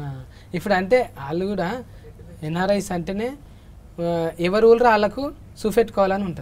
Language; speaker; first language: Telugu; native; Telugu